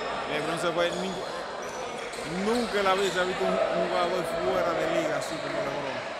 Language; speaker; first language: Spanish; native; Spanish